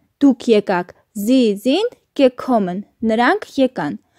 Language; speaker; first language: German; non-native, fluent; Armenian